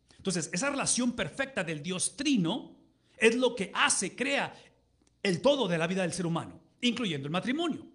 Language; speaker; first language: Spanish; native; Spanish